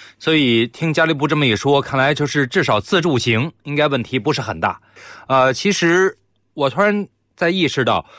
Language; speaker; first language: Chinese; native; Chinese